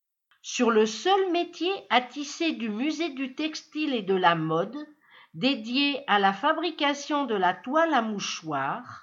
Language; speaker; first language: French; native; French